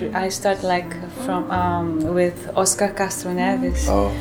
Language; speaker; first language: English; early bilingual, other home language; Portuguese